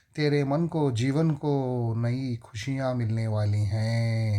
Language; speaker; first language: Hindi; non-native, local second language; Telugu